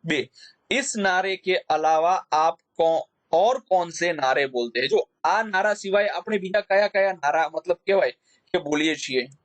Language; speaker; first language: Hindi; non-native, local second language; Gujarati